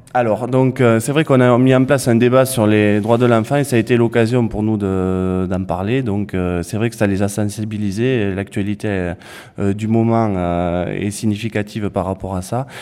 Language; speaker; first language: French; native; French